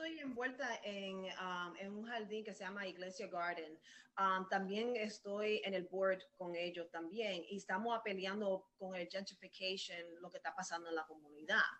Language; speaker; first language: Spanish; early bilingual, heritage; Spanish